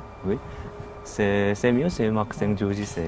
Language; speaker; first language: French; non-native, learner; Korean